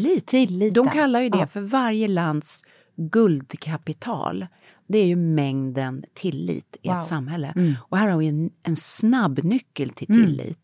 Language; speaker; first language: Swedish; native; Swedish